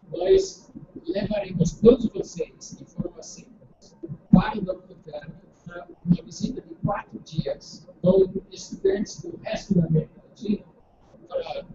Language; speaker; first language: Portuguese; non-native, fluent; English